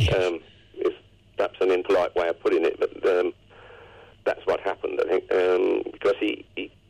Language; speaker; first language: English; native; English